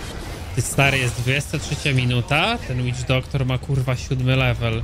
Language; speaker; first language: Polish; native; Polish